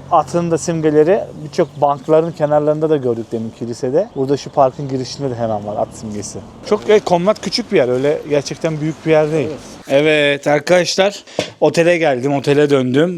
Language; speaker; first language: Turkish; native; Turkish